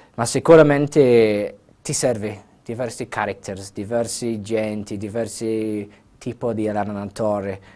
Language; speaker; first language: Italian; non-native, fluent; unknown